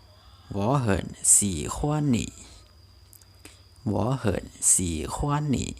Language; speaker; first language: Chinese; non-native, learner; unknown